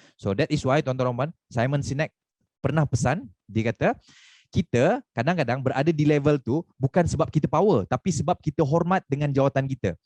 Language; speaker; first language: Malay; native; Malay